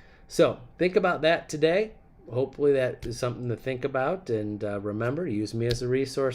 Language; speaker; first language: English; native; English